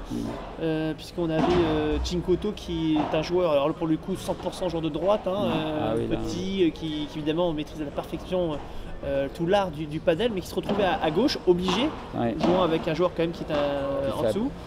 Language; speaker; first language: French; native; French